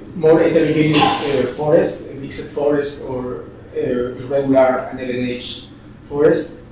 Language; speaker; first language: English; non-native, fluent; Spanish